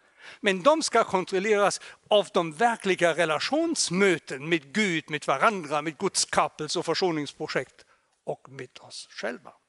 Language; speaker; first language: Swedish; non-native, fluent; German